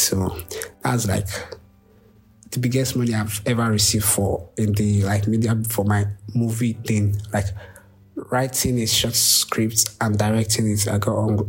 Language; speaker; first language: English; non-native, local second language; Yoruba